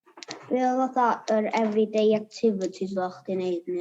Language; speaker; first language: Welsh; native; Welsh